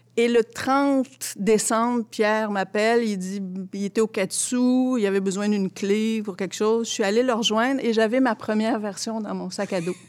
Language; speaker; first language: French; early bilingual, other home language; Arabic